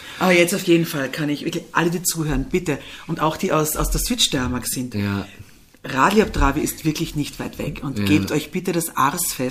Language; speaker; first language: German; native; German